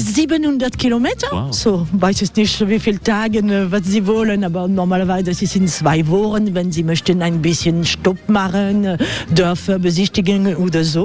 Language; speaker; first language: German; non-native, learner; French